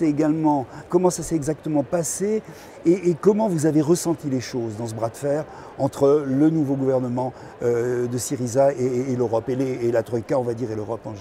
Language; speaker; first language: French; native; French